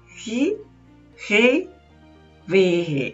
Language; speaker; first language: Japanese; non-native, learner; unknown